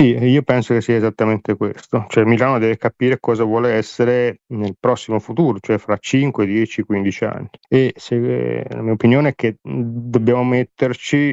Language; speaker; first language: Italian; native; Italian